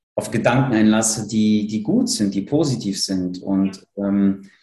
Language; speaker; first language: German; early bilingual, other home language; Polish